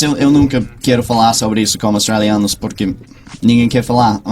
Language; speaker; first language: Portuguese; non-native, fluent; English